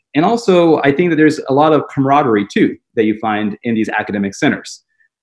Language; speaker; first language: English; native; English